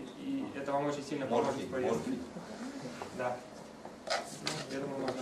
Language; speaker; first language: Russian; native; Russian